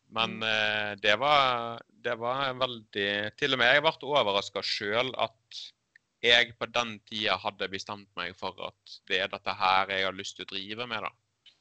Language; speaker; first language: Norwegian; early bilingual, other home language; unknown